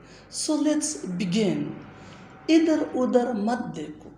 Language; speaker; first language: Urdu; non-native, local second language; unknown